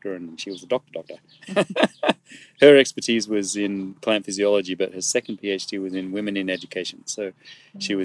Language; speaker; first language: English; native; English